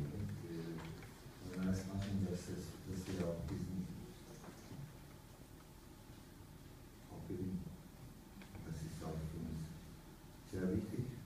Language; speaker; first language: German; non-native, fluent; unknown